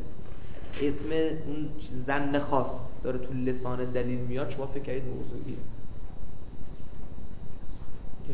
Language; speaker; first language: Persian; native; Persian